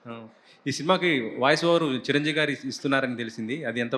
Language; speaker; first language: Telugu; native; Telugu